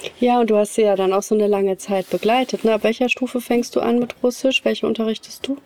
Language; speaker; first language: German; native; German